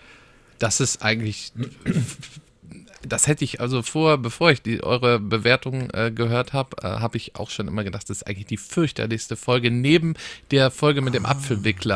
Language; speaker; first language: German; native; German